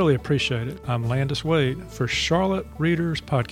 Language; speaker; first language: English; native; English